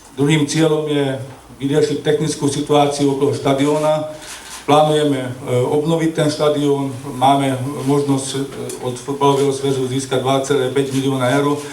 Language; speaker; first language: Slovak; non-native, local second language; Hungarian